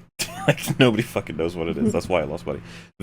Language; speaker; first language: English; native; English